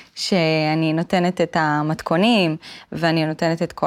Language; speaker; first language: Hebrew; early bilingual, other home language; Russian